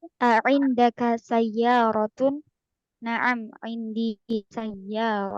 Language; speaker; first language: Arabic; non-native, learner; Indonesian